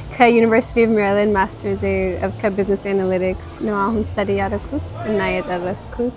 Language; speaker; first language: Amharic; early bilingual, heritage; Amharic